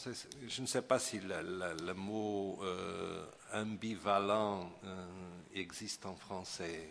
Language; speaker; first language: French; non-native, fluent; Portuguese